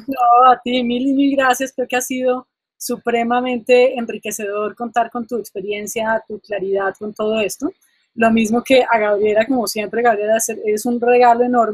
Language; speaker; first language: Spanish; native; Spanish